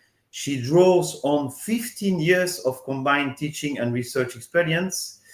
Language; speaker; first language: English; non-native, fluent; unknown